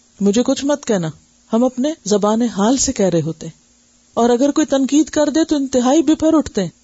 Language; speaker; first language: Urdu; native; Urdu